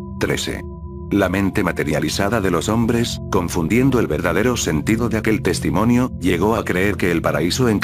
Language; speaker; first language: Spanish; native; Spanish